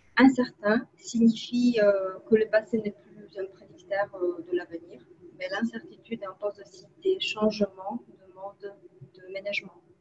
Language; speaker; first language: French; non-native, fluent; Polish